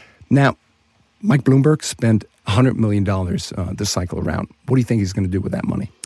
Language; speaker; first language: English; non-native, fluent; German